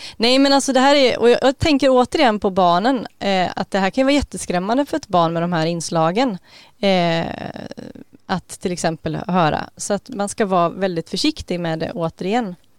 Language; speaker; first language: Swedish; native; Swedish